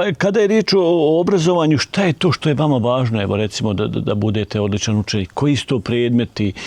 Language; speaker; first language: Bosnian; native; Bosnian